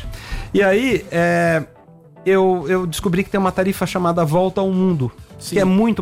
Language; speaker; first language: Portuguese; native; Portuguese